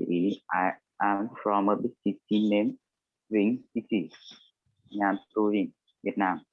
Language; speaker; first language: English; non-native, learner; Vietnamese